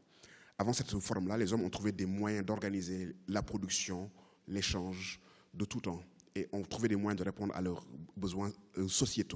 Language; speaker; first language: French; native; French